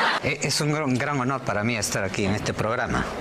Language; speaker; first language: Spanish; early bilingual, other home language; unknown